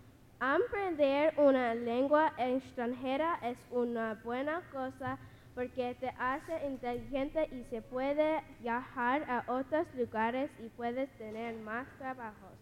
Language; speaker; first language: Spanish; non-native, learner; English